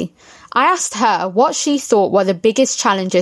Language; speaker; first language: English; native; English